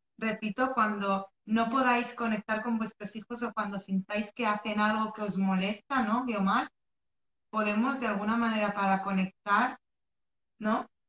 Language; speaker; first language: Spanish; early bilingual, other home language; Arabic